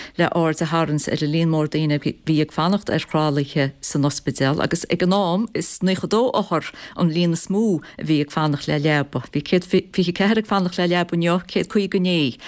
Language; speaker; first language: Irish; native; Irish